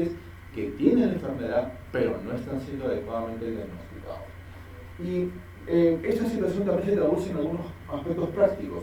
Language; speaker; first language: Spanish; native; Spanish